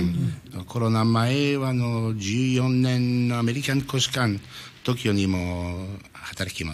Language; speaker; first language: Japanese; non-native, learner; French